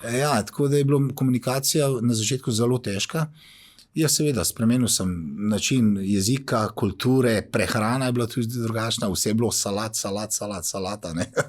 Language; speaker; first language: Slovenian; early bilingual, other home language; Bosnian